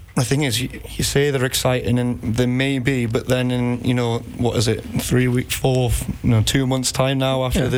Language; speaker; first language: English; native; English